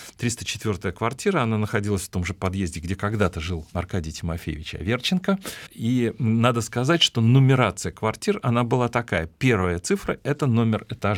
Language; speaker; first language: Russian; native; Russian